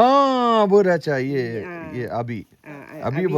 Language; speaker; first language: Hindi; non-native, local second language; Khasi